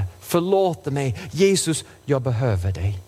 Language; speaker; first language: Swedish; non-native, fluent; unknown